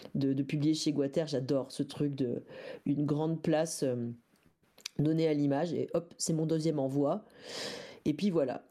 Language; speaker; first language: French; native; French